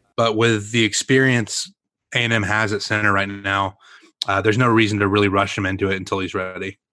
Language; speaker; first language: English; native; English